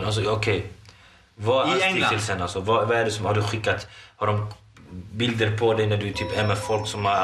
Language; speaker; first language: Swedish; non-native, local second language; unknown